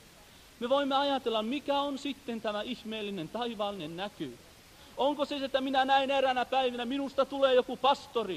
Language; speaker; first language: Finnish; native; Finnish